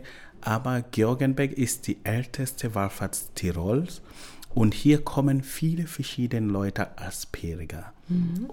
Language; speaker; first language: German; non-native, learner; Swahili